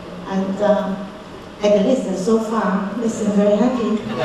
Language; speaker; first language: English; non-native, fluent; Chinese